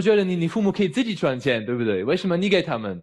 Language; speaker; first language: Chinese; non-native, fluent; German